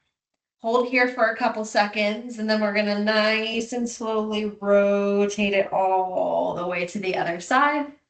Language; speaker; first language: English; native; English